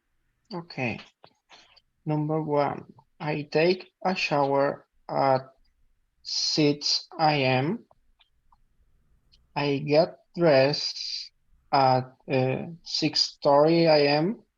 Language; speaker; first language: English; non-native, learner; Spanish